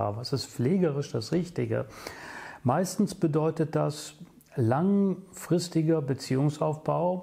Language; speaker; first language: German; native; German